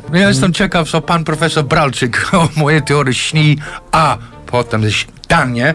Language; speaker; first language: Polish; non-native, fluent; English